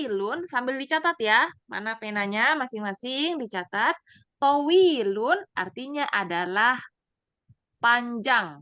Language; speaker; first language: Indonesian; native; Indonesian